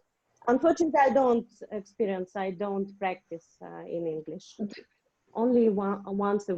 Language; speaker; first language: English; non-native, learner; Russian